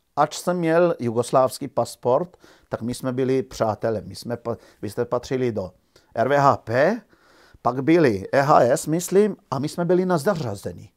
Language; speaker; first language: Czech; native; Czech